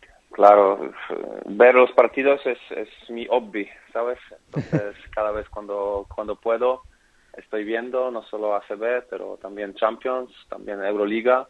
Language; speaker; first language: Spanish; non-native, fluent; Polish